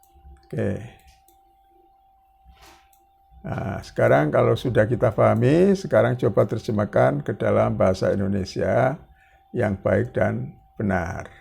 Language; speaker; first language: Indonesian; native; Indonesian